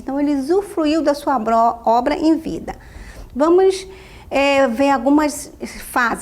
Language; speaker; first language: Portuguese; native; Portuguese